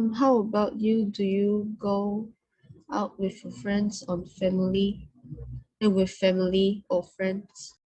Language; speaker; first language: English; non-native, learner; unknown